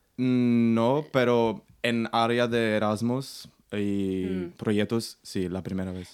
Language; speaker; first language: Spanish; non-native, learner; Portuguese